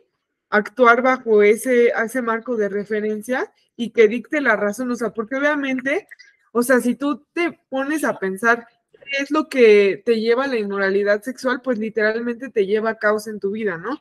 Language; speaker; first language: Spanish; native; Spanish